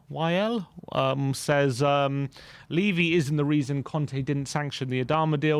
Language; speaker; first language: English; native; English